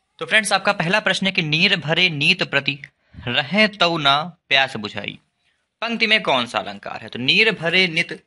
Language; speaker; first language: Hindi; native; Hindi